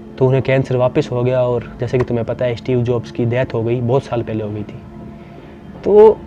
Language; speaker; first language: Hindi; native; Hindi